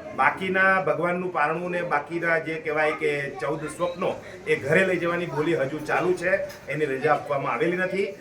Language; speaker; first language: Gujarati; native; Gujarati